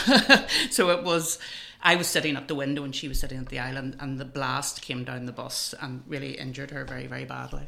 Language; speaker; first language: English; native; English